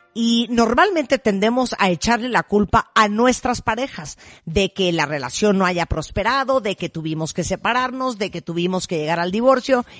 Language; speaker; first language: Spanish; native; Spanish